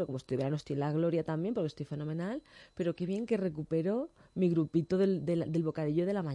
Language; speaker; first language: Spanish; native; Spanish